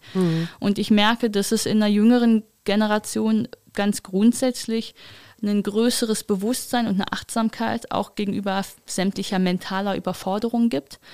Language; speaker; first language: German; native; German